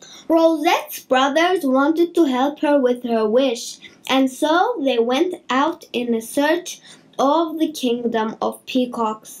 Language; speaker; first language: English; native; English